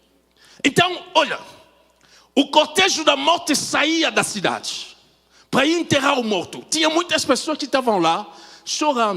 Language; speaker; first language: Portuguese; non-native, fluent; French